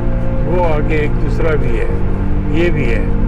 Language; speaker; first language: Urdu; non-native, local second language; Punjabi